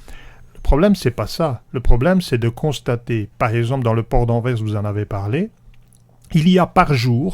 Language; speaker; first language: French; native; French